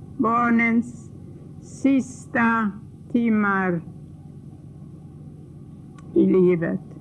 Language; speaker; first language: Swedish; non-native, fluent; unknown